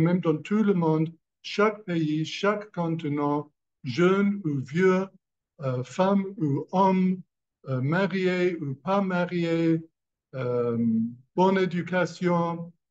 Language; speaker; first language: French; non-native, fluent; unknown